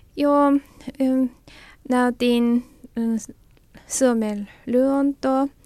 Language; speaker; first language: Finnish; non-native, learner; Japanese